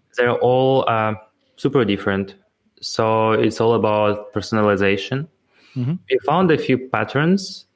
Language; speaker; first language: English; non-native, fluent; Ukrainian